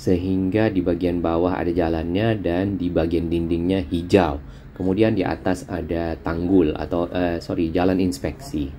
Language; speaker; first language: Indonesian; native; Indonesian